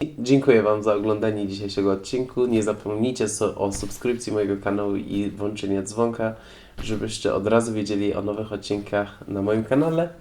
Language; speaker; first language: Polish; non-native, fluent; Persian